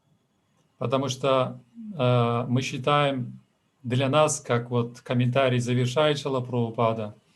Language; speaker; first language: Russian; native; Russian